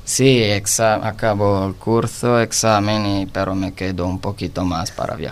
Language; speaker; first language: Spanish; non-native, learner; Italian